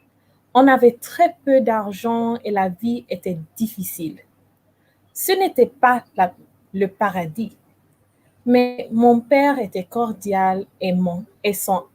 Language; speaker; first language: French; non-native, learner; English